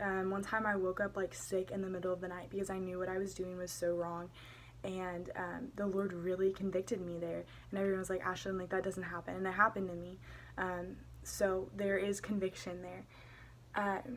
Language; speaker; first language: English; native; English